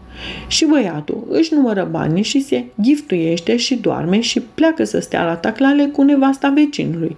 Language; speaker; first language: Romanian; native; Romanian